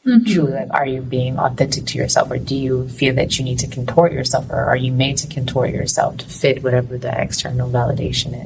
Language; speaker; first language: English; native; English